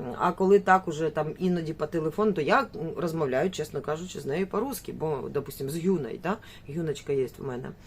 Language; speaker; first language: Ukrainian; native; Ukrainian